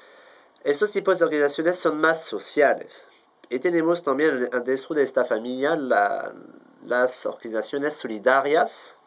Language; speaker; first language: Spanish; non-native, fluent; French